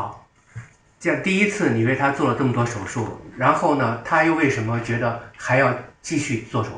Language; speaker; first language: Chinese; native; Chinese